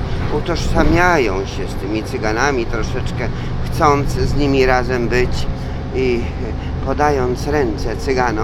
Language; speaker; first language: Polish; native; Polish